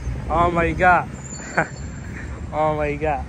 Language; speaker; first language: English; non-native, learner; Arabic